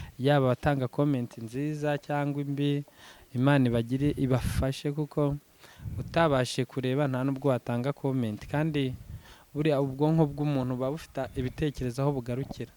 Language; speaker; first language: Kinyarwanda; early bilingual, heritage; Kinyarwanda